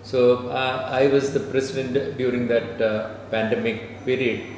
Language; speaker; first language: English; non-native, local second language; Malayalam